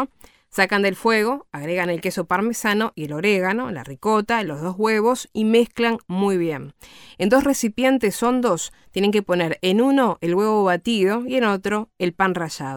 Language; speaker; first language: Spanish; native; Spanish